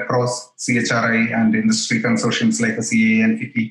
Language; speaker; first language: English; non-native, local second language; Malayalam